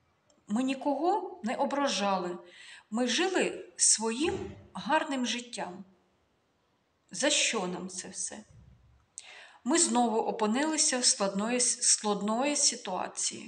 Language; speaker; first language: Ukrainian; non-native, local second language; Russian